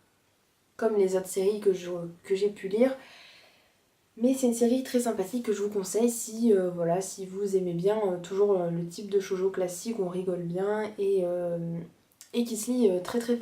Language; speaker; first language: French; native; French